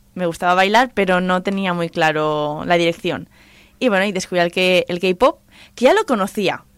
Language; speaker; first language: Spanish; non-native, local second language; Catalan